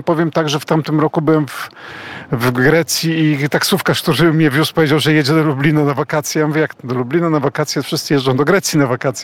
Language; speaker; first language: Polish; native; Polish